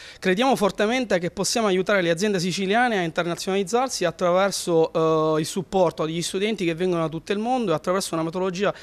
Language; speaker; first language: Italian; native; Italian